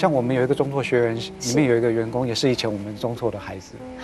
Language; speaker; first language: Chinese; native; Chinese